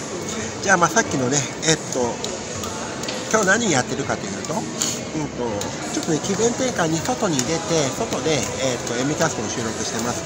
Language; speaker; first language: Japanese; native; Japanese